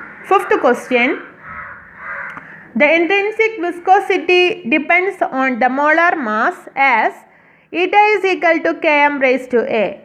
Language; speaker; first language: English; non-native, local second language; Malayalam